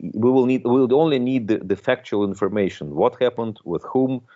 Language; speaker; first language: English; non-native, fluent; Russian